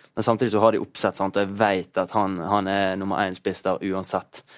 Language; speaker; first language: Norwegian; native; Norwegian